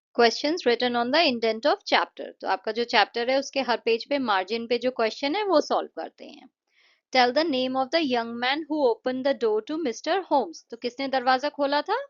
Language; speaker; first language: Hindi; native; Hindi